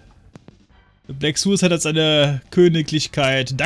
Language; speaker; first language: German; native; German